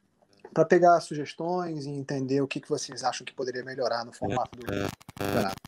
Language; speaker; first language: Portuguese; native; Portuguese